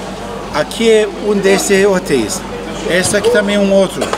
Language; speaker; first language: Portuguese; non-native, learner; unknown